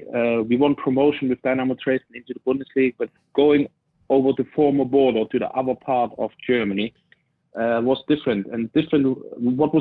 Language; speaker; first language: English; non-native, fluent; German